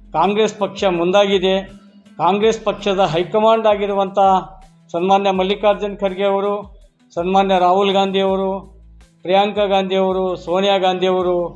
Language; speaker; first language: Kannada; non-native, local second language; Lambadi